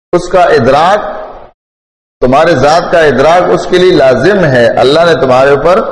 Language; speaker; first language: Urdu; non-native, local second language; Pashto